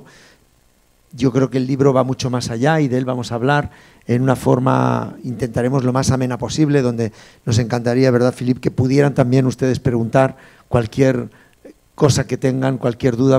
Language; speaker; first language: Spanish; native; Spanish